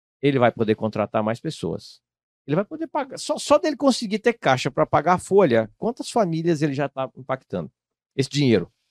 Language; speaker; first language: Portuguese; native; Portuguese